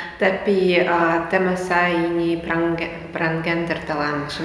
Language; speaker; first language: Indonesian; non-native, fluent; Russian